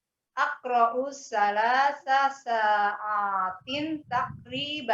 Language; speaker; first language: Arabic; non-native, learner; Indonesian